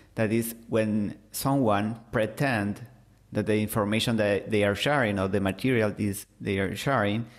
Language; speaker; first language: English; non-native, fluent; Spanish